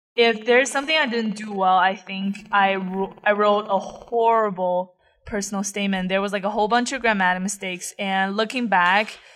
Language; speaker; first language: English; non-native, fluent; Chinese